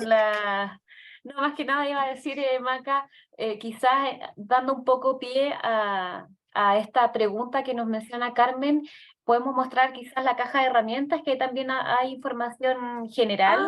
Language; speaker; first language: Spanish; native; Spanish